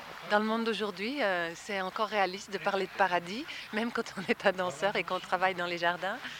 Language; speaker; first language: French; native; French